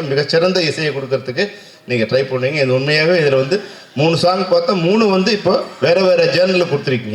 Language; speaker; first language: Tamil; native; Tamil